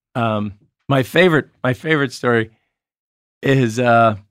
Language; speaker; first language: English; native; English